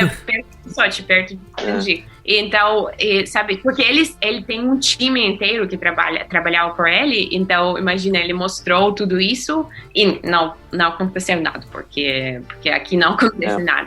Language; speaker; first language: Portuguese; non-native, fluent; Russian